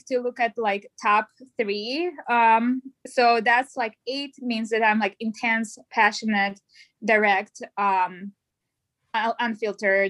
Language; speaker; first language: English; non-native, fluent; Russian